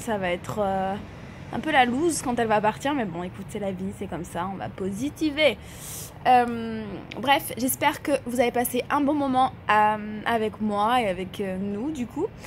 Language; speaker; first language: French; native; French